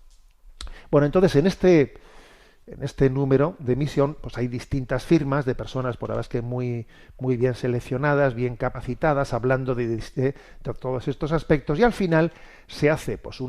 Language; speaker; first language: Spanish; native; Spanish